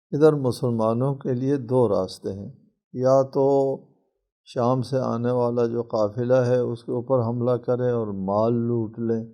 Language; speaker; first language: Urdu; non-native, local second language; Balti